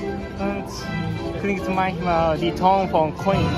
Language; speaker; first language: German; non-native, learner; Japanese